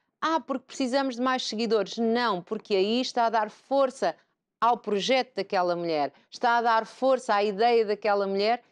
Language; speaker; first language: Portuguese; native; Portuguese